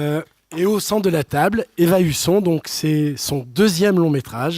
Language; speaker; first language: French; native; French